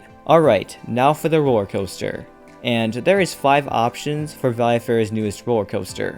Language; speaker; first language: English; native; English